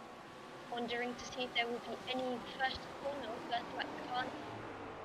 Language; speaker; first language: English; native; English